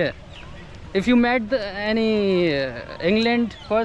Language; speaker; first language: English; non-native, learner; Hindi